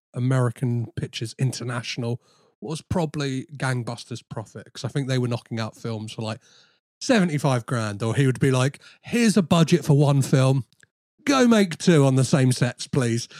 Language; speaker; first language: English; early bilingual, other home language; Greek